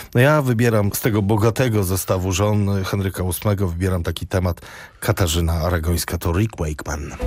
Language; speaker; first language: Polish; native; Polish